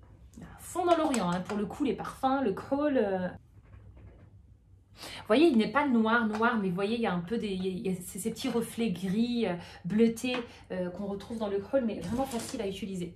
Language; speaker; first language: French; native; French